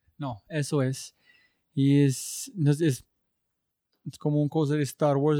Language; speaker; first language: Spanish; non-native, learner; English